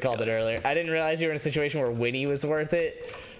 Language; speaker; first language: English; native; English